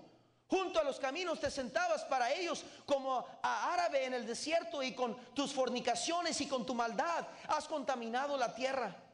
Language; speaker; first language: Spanish; native; Spanish